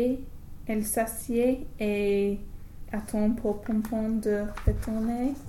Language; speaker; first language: French; non-native, learner; English